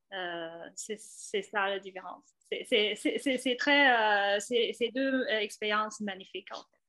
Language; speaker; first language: French; non-native, fluent; Chinese